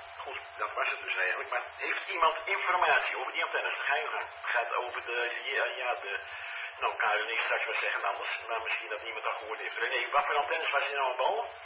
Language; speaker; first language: Dutch; native; Dutch